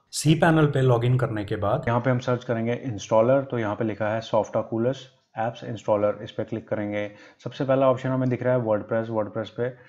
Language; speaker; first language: Hindi; native; Hindi